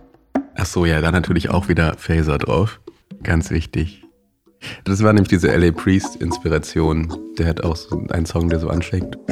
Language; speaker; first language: German; native; German